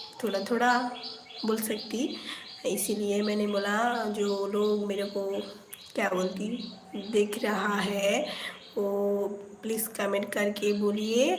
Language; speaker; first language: Hindi; non-native, local second language; Bangla